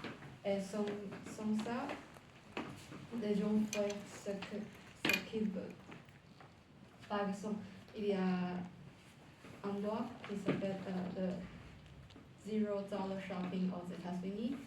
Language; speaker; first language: French; non-native, learner; Chinese